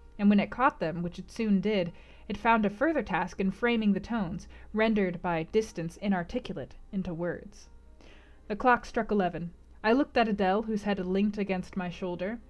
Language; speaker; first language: English; native; English